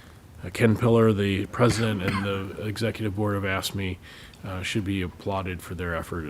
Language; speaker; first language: English; native; English